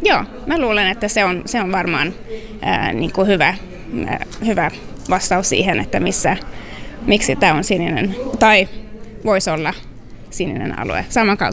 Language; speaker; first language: Finnish; non-native, local second language; Swedish